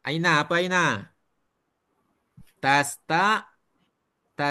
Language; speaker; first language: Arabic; non-native, learner; Malay